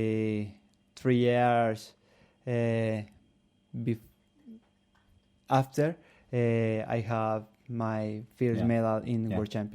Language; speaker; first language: English; non-native, learner; Spanish